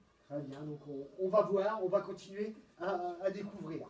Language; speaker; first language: French; native; French